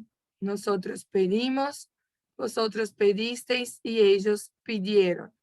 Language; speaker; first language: Spanish; non-native, fluent; Portuguese